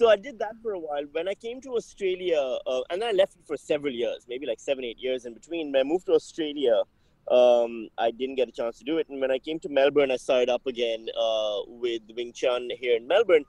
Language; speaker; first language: English; non-native, local second language; Urdu